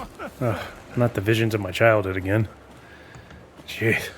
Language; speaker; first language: English; native; English